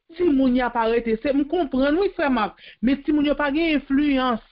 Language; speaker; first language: French; native; French